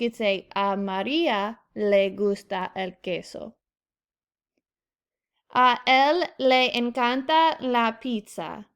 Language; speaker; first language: Spanish; non-native, fluent; English